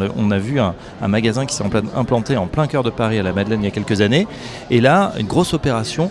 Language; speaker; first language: French; native; French